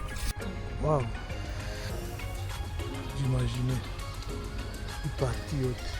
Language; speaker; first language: French; non-native, local second language; Swahili